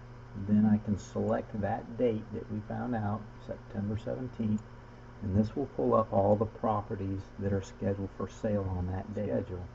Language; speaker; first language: English; native; English